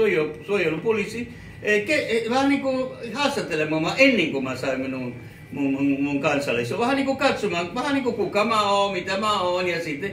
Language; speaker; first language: Finnish; non-native, fluent; Spanish